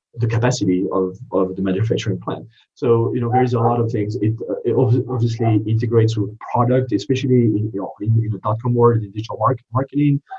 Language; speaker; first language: English; non-native, fluent; French